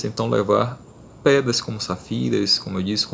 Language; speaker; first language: Portuguese; native; Portuguese